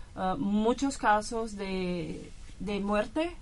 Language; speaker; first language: Spanish; non-native, learner; Portuguese